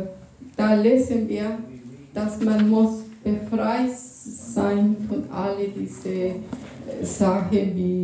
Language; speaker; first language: German; non-native, fluent; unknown